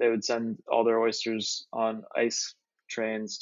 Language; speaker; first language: English; native; English